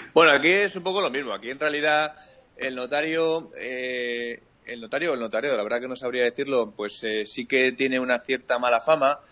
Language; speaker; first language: Spanish; native; Spanish